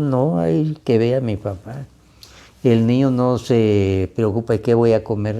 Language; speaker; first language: Spanish; native; Spanish